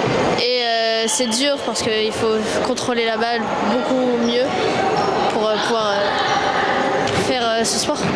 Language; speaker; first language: French; native; French